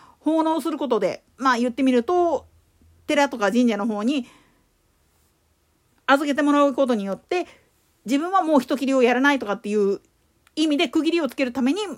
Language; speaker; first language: Japanese; native; Japanese